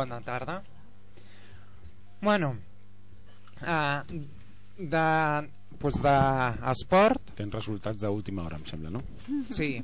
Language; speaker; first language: Catalan; non-native, local second language; Spanish